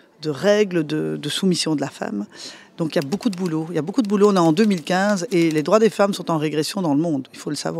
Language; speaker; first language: French; native; French